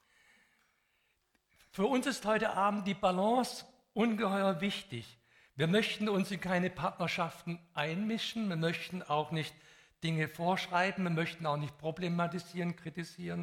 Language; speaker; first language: German; native; German